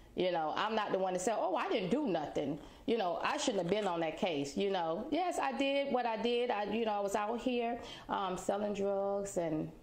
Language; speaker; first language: English; native; English